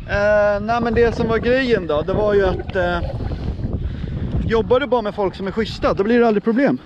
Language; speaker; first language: Swedish; native; Swedish